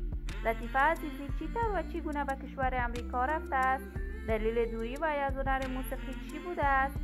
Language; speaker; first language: Persian; native; Persian